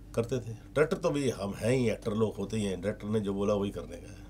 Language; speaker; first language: Hindi; native; Hindi